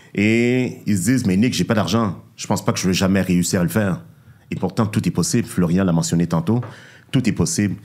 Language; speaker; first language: French; native; French